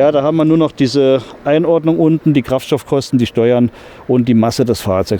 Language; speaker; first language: German; native; German